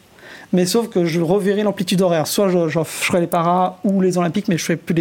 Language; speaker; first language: French; native; French